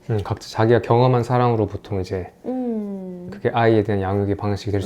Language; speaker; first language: Korean; native; Korean